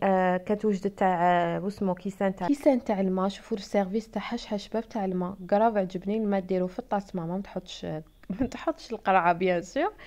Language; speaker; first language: Arabic; native; Arabic